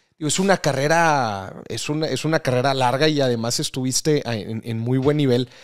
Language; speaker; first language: Spanish; native; Spanish